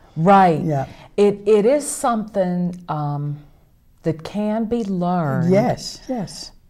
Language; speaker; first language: English; native; English